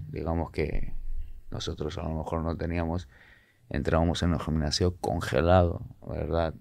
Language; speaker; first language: Spanish; non-native, fluent; Georgian